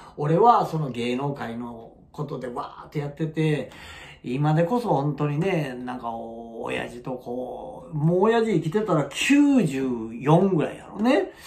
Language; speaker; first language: Japanese; native; Japanese